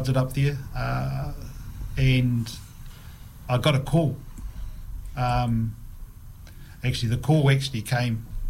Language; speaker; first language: English; native; English